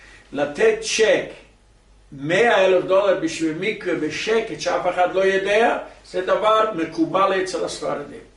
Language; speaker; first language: Hebrew; non-native, fluent; English